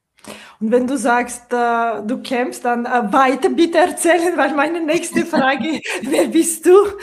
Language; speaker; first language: German; non-native, fluent; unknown